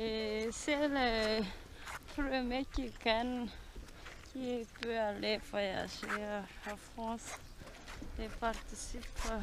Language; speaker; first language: French; non-native, local second language; Malagasy